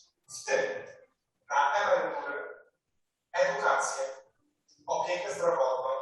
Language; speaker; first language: Polish; native; Polish